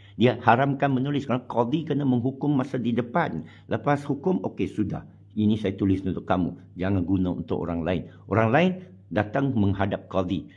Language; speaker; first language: Malay; non-native, local second language; Chinese